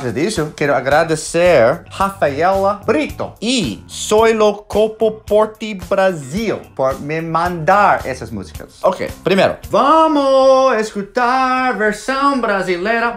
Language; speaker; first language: Portuguese; non-native, fluent; English